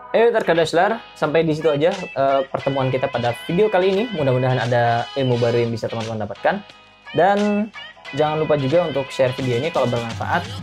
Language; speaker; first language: Indonesian; native; Indonesian